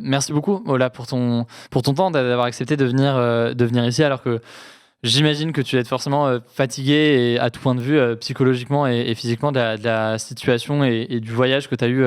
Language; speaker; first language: French; native; French